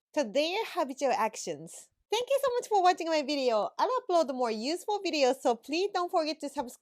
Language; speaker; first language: English; non-native, fluent; Japanese